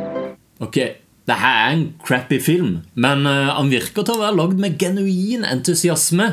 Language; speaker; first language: Norwegian; native; Norwegian